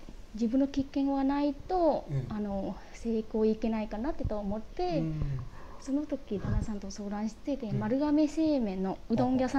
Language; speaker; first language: Japanese; non-native, learner; Vietnamese